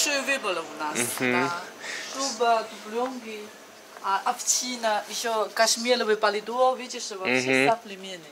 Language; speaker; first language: Russian; non-native, learner; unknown